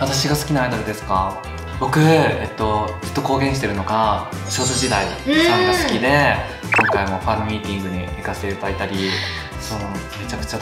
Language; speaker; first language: Japanese; early bilingual, other home language; Korean